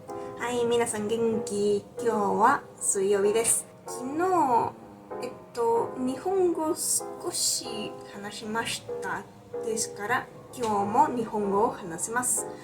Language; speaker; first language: Japanese; non-native, learner; Spanish